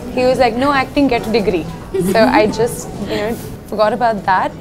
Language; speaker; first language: English; native; English